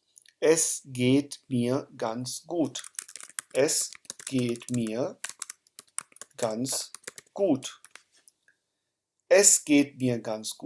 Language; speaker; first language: German; non-native, fluent; Urdu